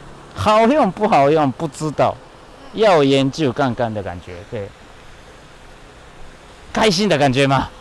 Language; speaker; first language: Chinese; non-native, fluent; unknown